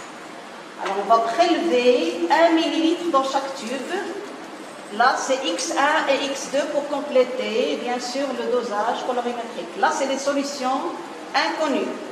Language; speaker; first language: French; non-native, local second language; Arabic